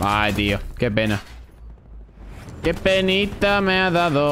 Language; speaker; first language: Spanish; native; Spanish